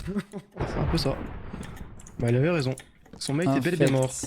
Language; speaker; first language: French; native; French